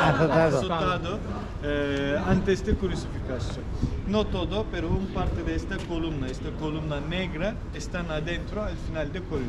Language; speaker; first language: Spanish; non-native, fluent; Turkish